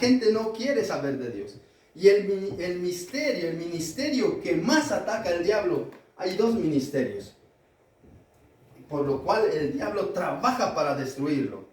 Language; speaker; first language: Spanish; native; Spanish